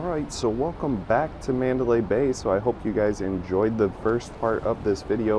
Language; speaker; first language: English; native; English